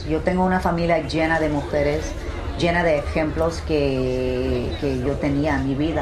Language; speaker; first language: Spanish; early bilingual, heritage; English